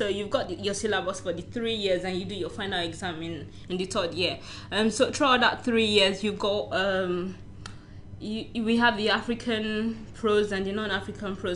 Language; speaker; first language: English; non-native, local second language; Yoruba